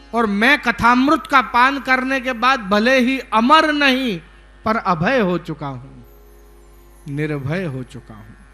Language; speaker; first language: Hindi; non-native, local second language; Gujarati